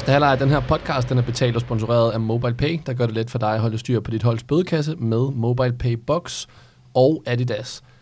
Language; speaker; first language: Danish; early bilingual, other home language; Serbian